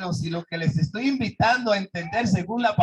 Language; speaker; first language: Spanish; native; Spanish